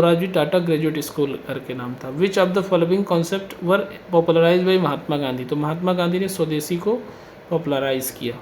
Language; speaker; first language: Hindi; native; Hindi